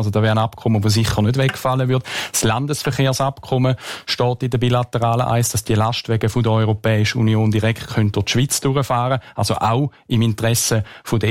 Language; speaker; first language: German; native; German